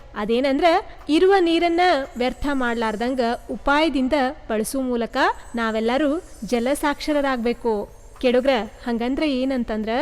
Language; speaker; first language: Kannada; native; Kannada